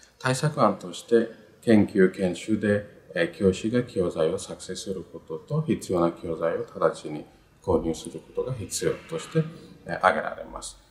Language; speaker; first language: Japanese; non-native, fluent; Bangla